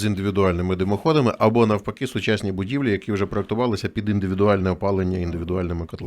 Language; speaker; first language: Ukrainian; native; Ukrainian